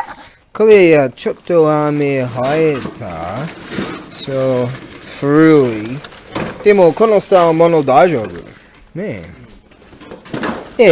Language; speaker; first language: Japanese; non-native, learner; English